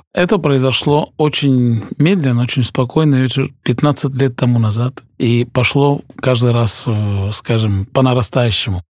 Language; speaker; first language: Russian; early bilingual, heritage; Russian